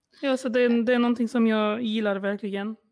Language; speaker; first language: Swedish; non-native, fluent; Polish